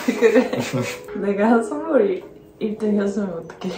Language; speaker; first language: Korean; non-native, learner; Dutch